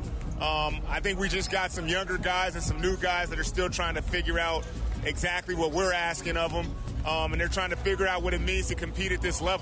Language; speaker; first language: English; native; English